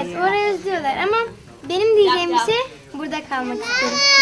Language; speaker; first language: Turkish; early bilingual, other home language; Arabic